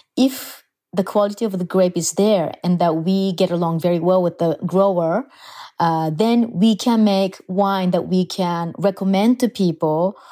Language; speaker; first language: English; non-native, fluent; Japanese